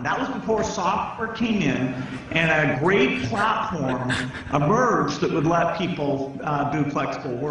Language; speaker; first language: English; native; English